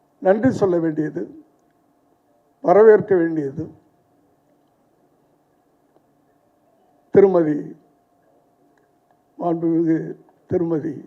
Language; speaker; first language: Tamil; native; Tamil